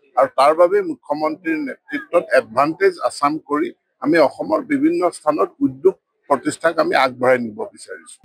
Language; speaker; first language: Assamese; non-native, local second language; Mising